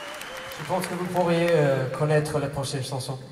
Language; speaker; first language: French; non-native, fluent; English